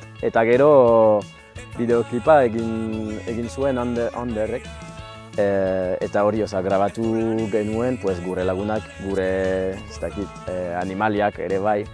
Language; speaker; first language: Basque; non-native, local second language; French